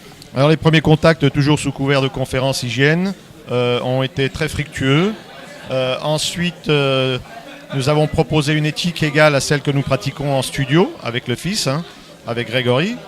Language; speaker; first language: French; native; French